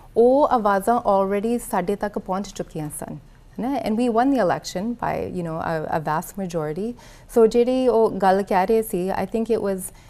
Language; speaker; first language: Punjabi; early bilingual, heritage; Punjabi